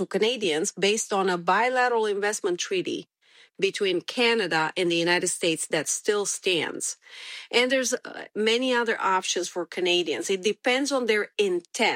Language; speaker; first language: English; non-native, fluent; Romanian